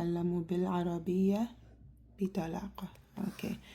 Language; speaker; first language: Arabic; non-native, learner; English